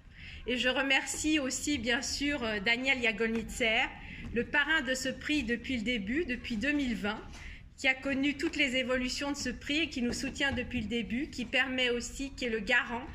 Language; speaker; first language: French; native; French